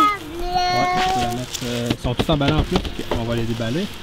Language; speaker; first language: French; native; French